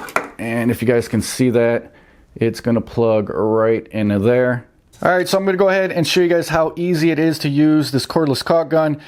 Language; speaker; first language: English; native; English